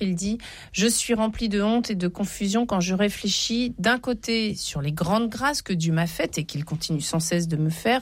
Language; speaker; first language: French; native; French